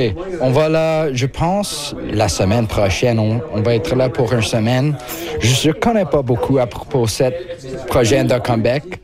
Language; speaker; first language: French; non-native, local second language; English